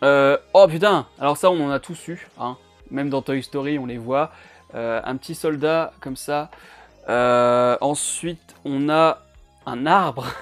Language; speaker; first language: French; native; French